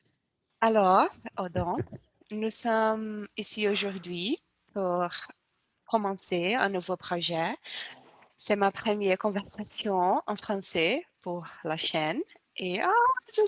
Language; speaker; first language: French; non-native, learner; Portuguese